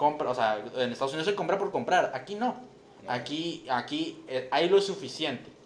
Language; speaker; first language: Spanish; native; Spanish